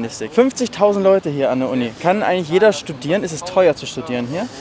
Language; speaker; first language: German; native; German